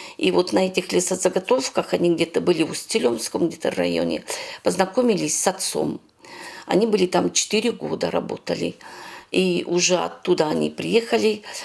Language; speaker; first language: Russian; non-native, local second language; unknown